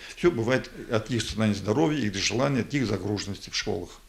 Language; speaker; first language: Russian; native; Russian